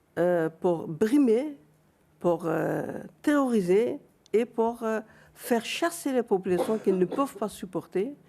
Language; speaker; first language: French; non-native, fluent; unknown